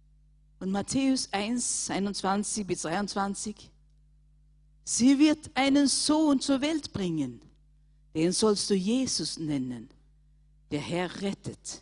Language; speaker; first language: German; non-native, fluent; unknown